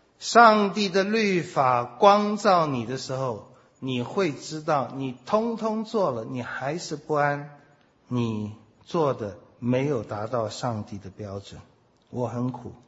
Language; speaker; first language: Chinese; native; Chinese